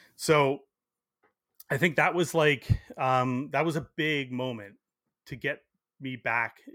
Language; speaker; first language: English; native; English